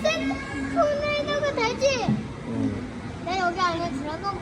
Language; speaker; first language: Korean; early bilingual, other home language; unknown